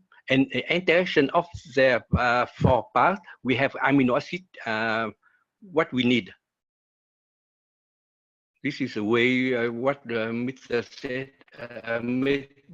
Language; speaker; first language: English; non-native, learner; Vietnamese